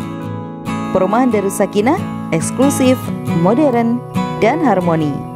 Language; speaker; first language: Indonesian; native; Indonesian